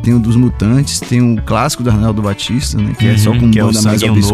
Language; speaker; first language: Portuguese; native; Portuguese